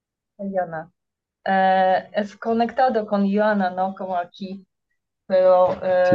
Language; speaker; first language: Spanish; non-native, learner; Polish